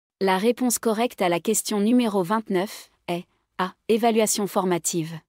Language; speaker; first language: French; non-native, local second language; Arabic